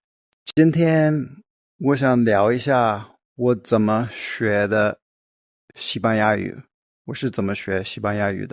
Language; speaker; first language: Chinese; non-native, fluent; English